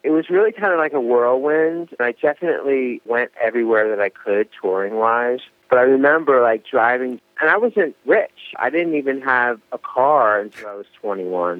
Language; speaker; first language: English; native; English